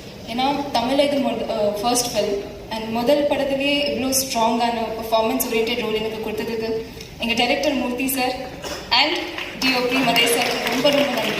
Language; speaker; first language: Tamil; non-native, fluent; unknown